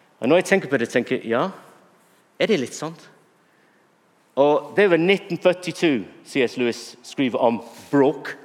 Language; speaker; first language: Norwegian; non-native, fluent; English